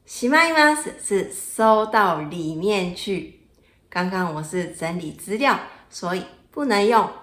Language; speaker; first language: Chinese; non-native, fluent; Japanese